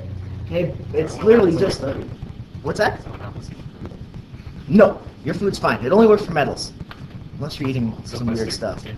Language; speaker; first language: English; native; English